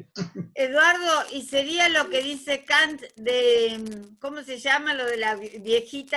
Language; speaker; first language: Spanish; native; Spanish